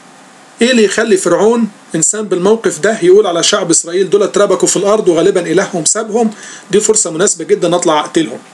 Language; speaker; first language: Arabic; native; Arabic